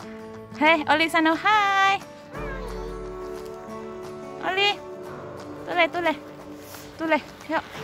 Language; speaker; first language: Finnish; non-native, learner; Indonesian